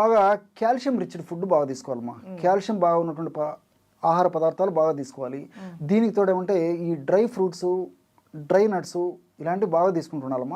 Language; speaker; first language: Telugu; native; Telugu